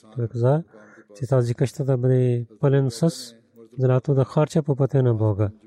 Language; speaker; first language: Bulgarian; non-native, learner; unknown